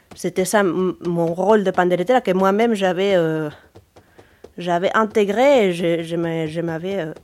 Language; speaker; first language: French; non-native, fluent; Spanish